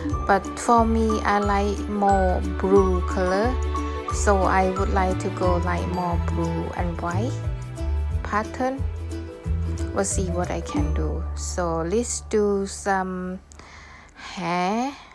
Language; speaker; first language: English; non-native, learner; Thai